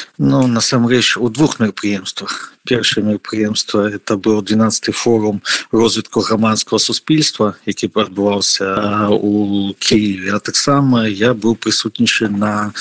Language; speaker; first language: Belarusian; non-native, local second language; Russian